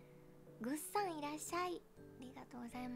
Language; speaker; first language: Japanese; native; Japanese